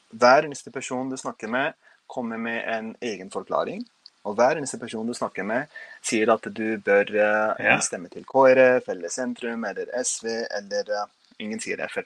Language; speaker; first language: Norwegian; early bilingual, other home language; Urdu